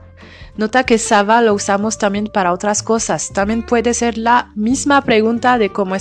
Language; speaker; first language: Spanish; non-native, fluent; French